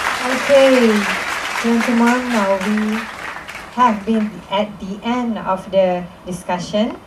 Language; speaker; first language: English; non-native, local second language; Malay